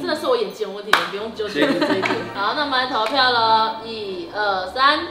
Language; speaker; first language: Chinese; native; Chinese